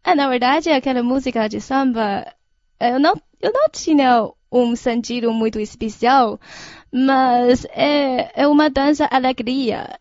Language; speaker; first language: Portuguese; non-native, fluent; Chinese